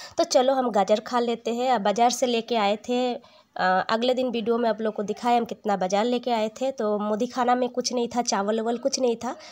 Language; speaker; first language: Hindi; non-native, local second language; Bangla